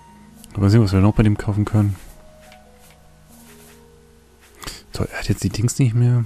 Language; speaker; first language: German; native; German